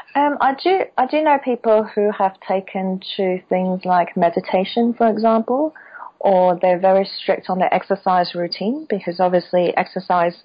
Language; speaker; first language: English; non-native, local second language; Cantonese